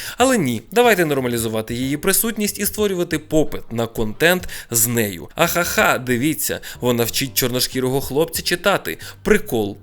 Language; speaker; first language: Ukrainian; non-native, local second language; Russian